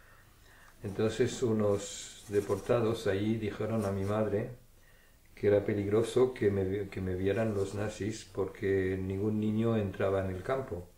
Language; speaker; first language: Spanish; early bilingual, heritage; German